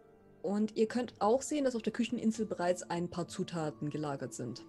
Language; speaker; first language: German; native; German